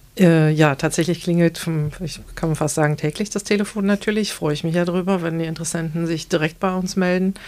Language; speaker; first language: German; native; German